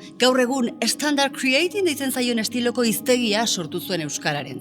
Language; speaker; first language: Basque; native; Basque